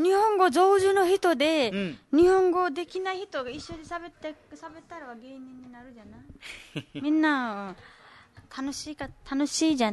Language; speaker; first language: Japanese; non-native, learner; Nepali